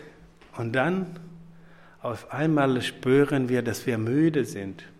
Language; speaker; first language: German; non-native, fluent; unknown